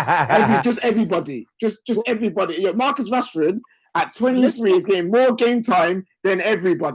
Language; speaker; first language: English; native; English